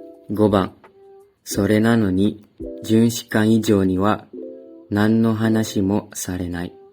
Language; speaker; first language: Japanese; non-native, learner; Indonesian